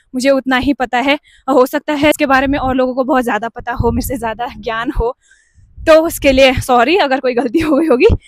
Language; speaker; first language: Hindi; native; Hindi